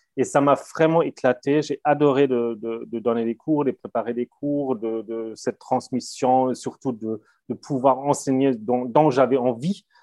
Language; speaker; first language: French; non-native, fluent; German